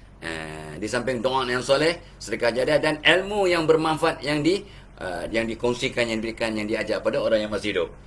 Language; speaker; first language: Malay; native; Malay